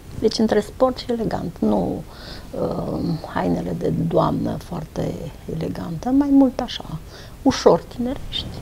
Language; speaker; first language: Romanian; native; Romanian